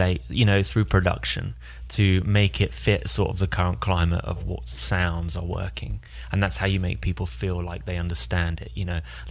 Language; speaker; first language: English; native; English